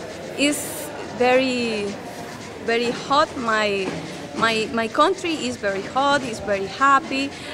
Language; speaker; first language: English; non-native, learner; Spanish